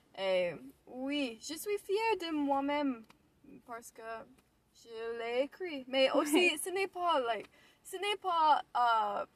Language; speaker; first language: French; non-native, learner; English